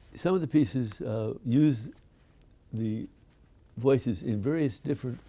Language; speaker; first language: English; native; English